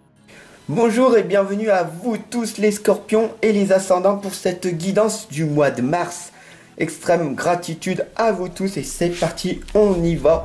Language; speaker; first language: French; native; French